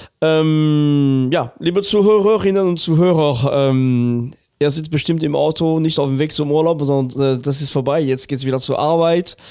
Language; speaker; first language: German; non-native, fluent; French